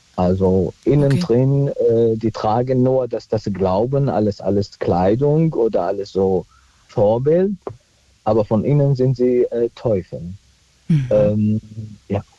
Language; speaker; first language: German; non-native, fluent; Arabic